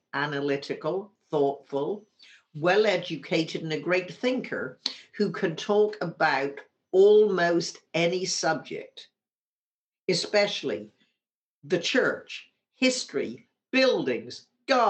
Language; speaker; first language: English; native; English